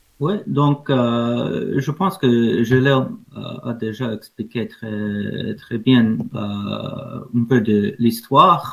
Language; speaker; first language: French; non-native, learner; English